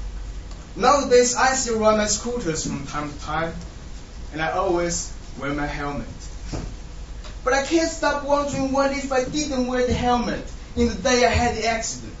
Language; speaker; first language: English; non-native, fluent; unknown